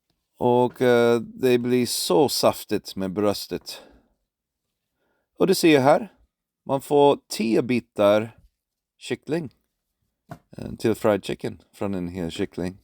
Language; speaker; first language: Swedish; non-native, fluent; English